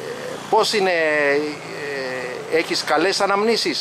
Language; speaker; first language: Greek; native; Greek